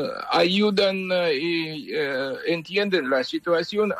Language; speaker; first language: Spanish; non-native, fluent; Ukrainian